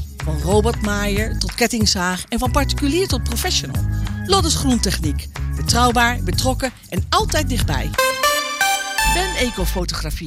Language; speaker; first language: Dutch; native; Dutch